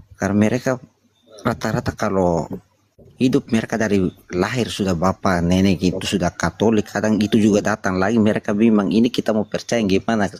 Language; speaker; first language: Indonesian; non-native, local second language; Tetum